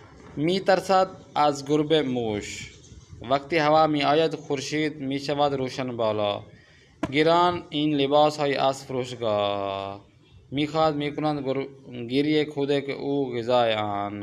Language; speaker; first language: Persian; non-native, fluent; Urdu